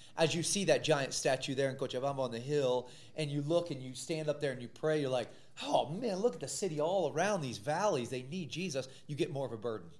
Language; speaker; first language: English; native; English